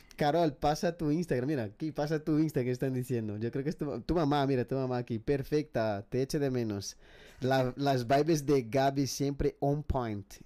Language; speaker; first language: Spanish; non-native, fluent; Portuguese